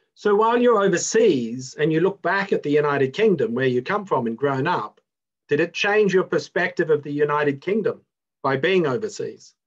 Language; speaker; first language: English; native; English